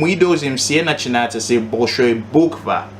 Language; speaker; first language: Russian; non-native, learner; English